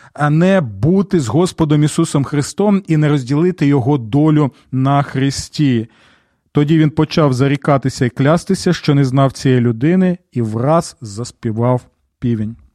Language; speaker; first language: Ukrainian; native; Ukrainian